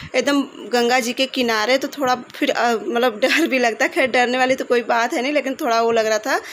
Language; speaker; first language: Hindi; native; Hindi